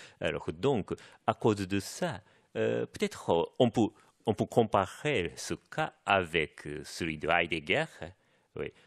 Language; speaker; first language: French; non-native, fluent; Japanese